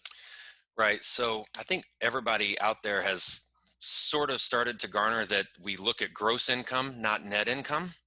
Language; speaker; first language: English; native; English